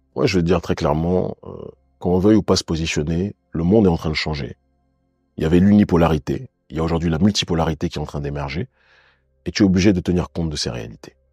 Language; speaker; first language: French; native; French